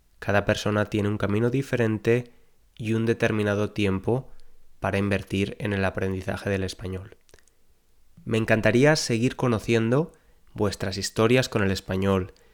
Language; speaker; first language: Spanish; native; Spanish